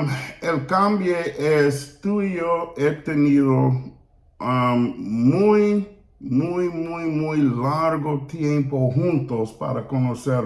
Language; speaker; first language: Spanish; non-native, learner; English